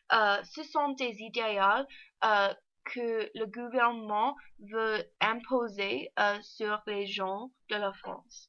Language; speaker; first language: French; non-native, learner; English